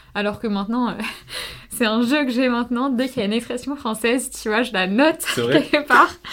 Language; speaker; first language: French; native; French